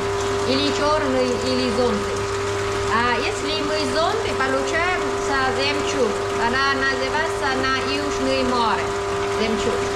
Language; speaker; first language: Russian; non-native, learner; Vietnamese